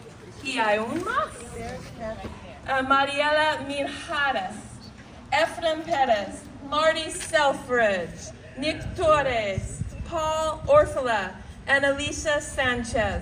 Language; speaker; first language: Spanish; non-native, learner; English